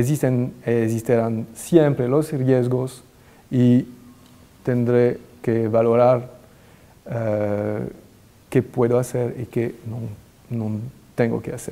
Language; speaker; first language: Spanish; non-native, fluent; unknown